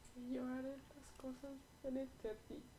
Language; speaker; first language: Spanish; native; Spanish